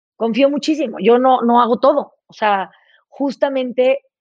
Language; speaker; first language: Spanish; native; Spanish